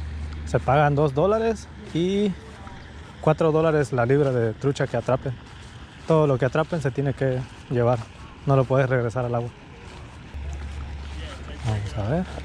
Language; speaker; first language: Spanish; native; Spanish